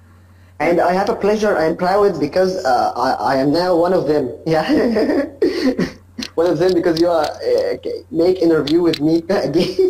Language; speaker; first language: English; non-native, learner; Arabic